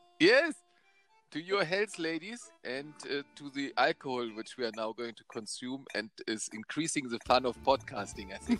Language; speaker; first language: English; non-native, fluent; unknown